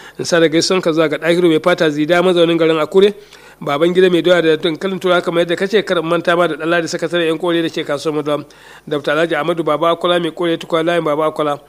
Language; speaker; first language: Hausa; native; Hausa